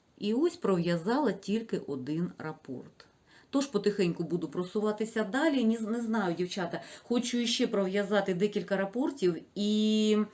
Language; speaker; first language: Ukrainian; non-native, local second language; Russian